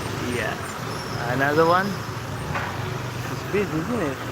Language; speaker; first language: English; non-native, learner; Indonesian